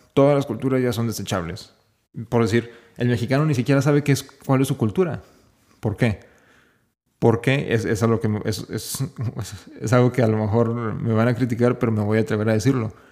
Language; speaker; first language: Spanish; native; Spanish